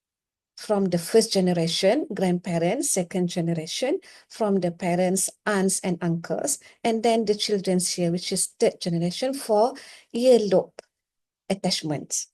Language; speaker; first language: English; non-native, local second language; Malay